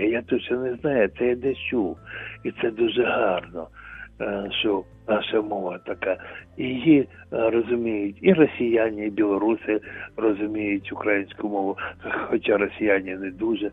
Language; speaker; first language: Ukrainian; non-native, local second language; Russian